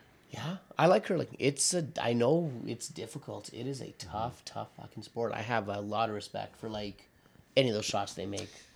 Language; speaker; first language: English; native; English